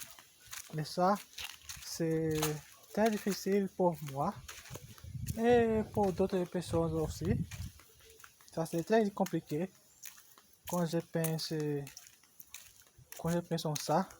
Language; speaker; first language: French; non-native, learner; Portuguese